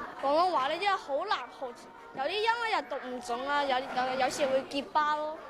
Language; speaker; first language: Cantonese; non-native, local second language; Chinese